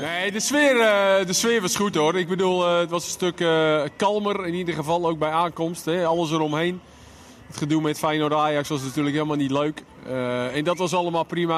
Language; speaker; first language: Dutch; native; Dutch